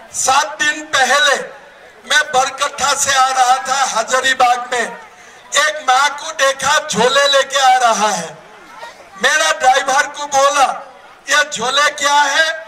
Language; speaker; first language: Hindi; non-native, local second language; Assamese